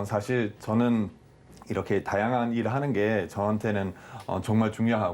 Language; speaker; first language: Korean; non-native, fluent; German